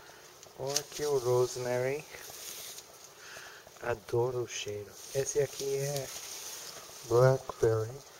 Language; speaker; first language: Portuguese; non-native, learner; English